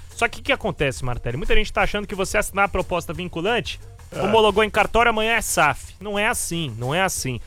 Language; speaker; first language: Portuguese; native; Portuguese